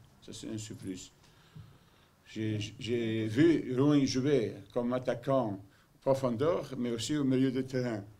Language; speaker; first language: French; non-native, learner; Dutch